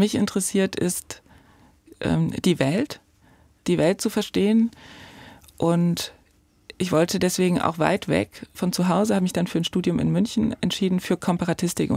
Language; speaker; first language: German; native; German